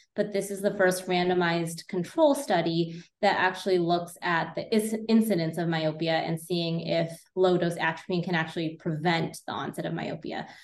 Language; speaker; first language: English; native; English